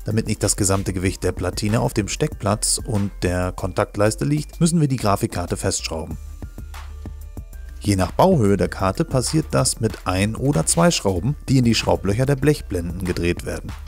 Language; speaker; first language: German; native; German